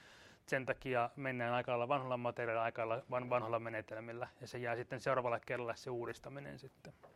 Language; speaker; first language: Finnish; native; Finnish